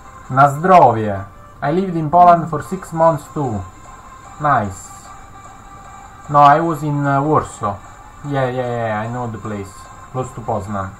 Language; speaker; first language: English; non-native, fluent; Italian